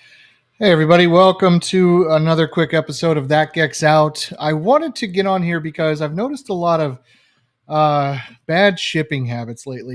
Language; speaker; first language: English; native; English